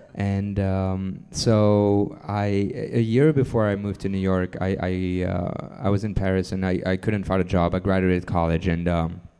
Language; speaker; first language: English; non-native, fluent; French